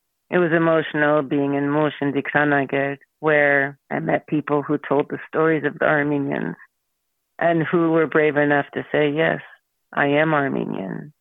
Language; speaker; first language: English; early bilingual, other home language; Armenian